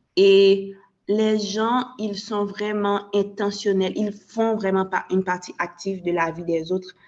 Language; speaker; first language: French; non-native, local second language; Haitian Creole